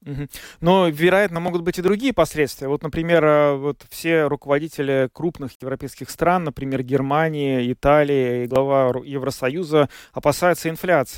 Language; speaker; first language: Russian; native; Russian